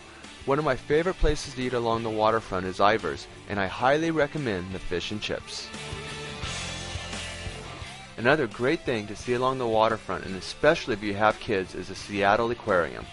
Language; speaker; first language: English; native; English